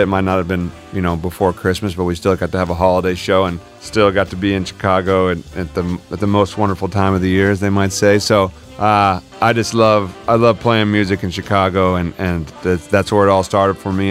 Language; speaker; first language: English; native; English